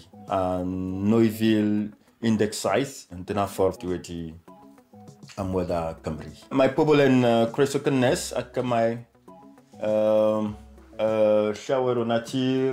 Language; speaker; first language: Welsh; non-native, fluent; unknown